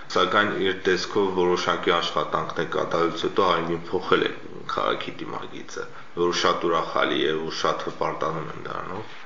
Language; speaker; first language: Armenian; native; Armenian